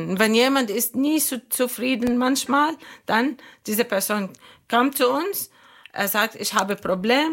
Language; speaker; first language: German; non-native, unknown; Arabic